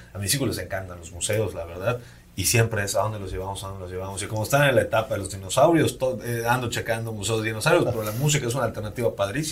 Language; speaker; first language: Spanish; native; Spanish